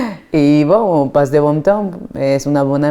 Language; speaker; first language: French; non-native, fluent; Spanish